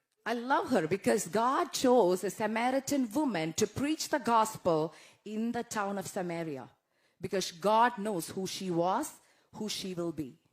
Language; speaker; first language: English; non-native, local second language; Malayalam